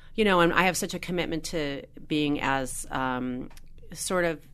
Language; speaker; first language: English; native; English